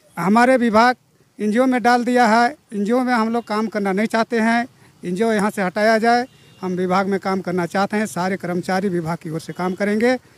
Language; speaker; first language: Hindi; native; Hindi